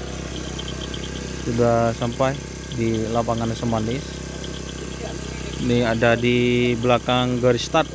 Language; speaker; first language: Indonesian; non-native, local second language; Madurese